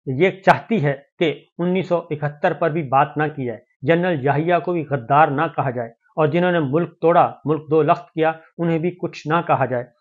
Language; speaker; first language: Urdu; native; Urdu